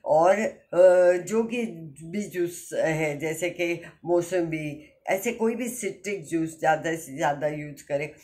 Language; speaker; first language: Hindi; non-native, local second language; Marathi